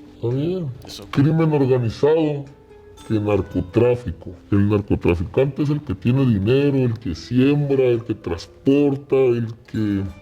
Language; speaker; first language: Spanish; native; Spanish